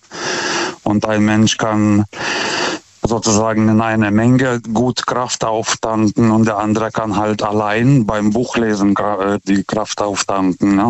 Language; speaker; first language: German; non-native, fluent; Lithuanian